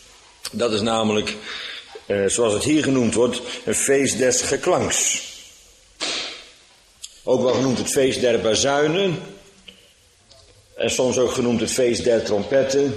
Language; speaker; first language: Dutch; native; Dutch